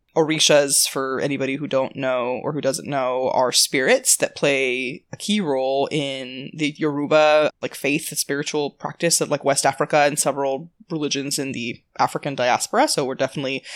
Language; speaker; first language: English; native; English